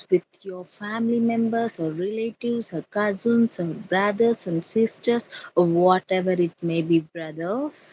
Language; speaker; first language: English; non-native, local second language; Telugu